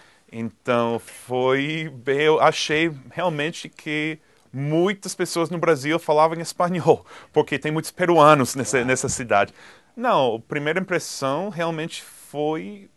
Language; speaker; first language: Portuguese; non-native, fluent; English